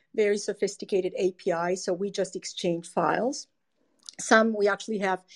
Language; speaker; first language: English; non-native, fluent; Spanish